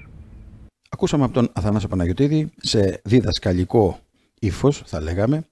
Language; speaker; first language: Greek; native; Greek